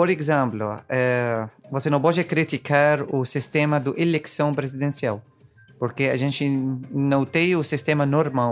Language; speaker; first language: Portuguese; non-native, fluent; Arabic